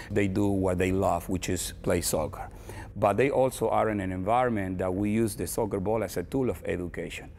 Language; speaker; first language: English; non-native, fluent; Spanish